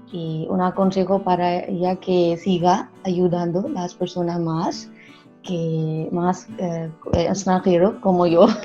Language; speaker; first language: Spanish; non-native, learner; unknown